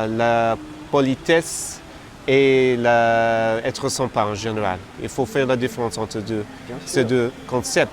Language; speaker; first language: French; non-native, fluent; English